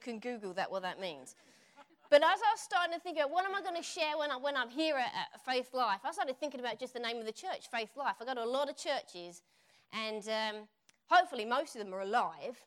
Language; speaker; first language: English; native; English